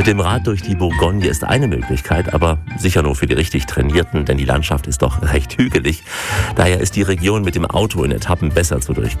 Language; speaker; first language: German; native; German